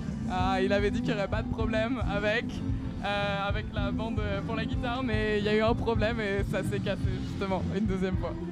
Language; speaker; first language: French; native; French